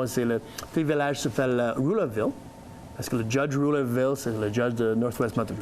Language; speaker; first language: French; non-native, learner; English